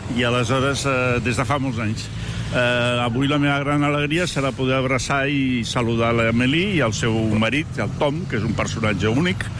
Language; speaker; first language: Catalan; non-native, local second language; Spanish